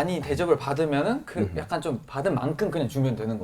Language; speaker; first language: Korean; non-native, fluent; Japanese